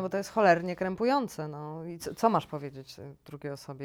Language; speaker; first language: Polish; native; Polish